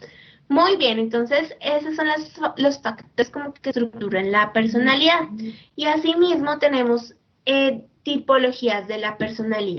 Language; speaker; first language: Spanish; native; Spanish